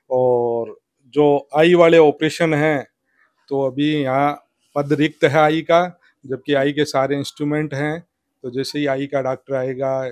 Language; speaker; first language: Hindi; native; Hindi